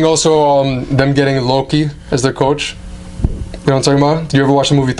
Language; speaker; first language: English; native; English